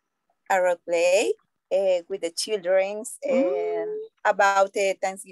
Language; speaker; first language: English; non-native, learner; Spanish